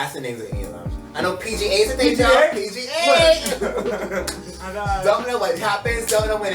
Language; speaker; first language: English; native; English